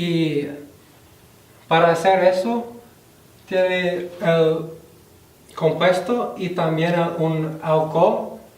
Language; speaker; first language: Spanish; non-native, fluent; English